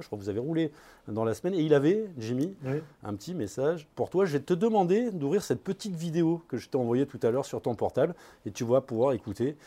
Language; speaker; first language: French; native; French